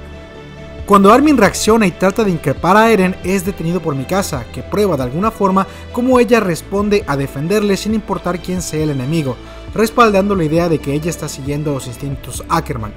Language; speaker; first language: Spanish; native; Spanish